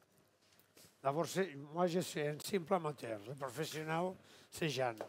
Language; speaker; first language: French; non-native, fluent; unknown